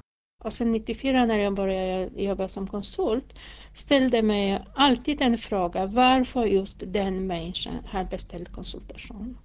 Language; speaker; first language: Swedish; non-native, fluent; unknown